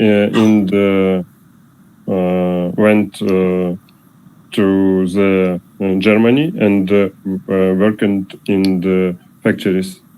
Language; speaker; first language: English; non-native, learner; Russian